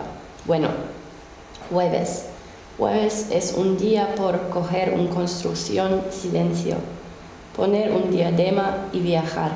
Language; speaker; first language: Spanish; non-native, learner; Finnish